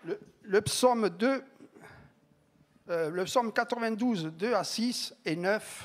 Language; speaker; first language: French; native; French